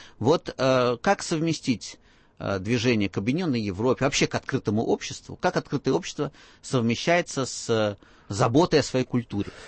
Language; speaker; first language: Russian; native; Russian